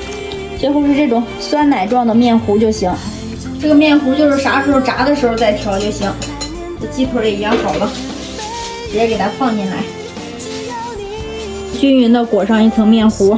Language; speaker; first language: Chinese; native; Chinese